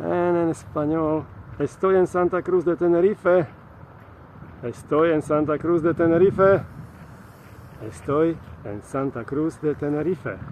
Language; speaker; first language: Spanish; non-native, learner; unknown